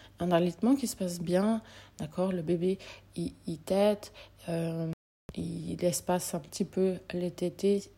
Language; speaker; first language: French; native; French